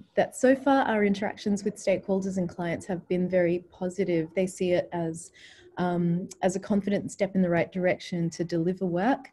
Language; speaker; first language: English; native; English